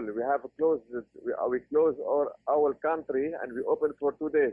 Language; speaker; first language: English; non-native, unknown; Arabic